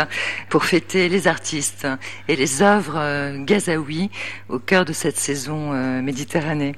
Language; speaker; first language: French; native; French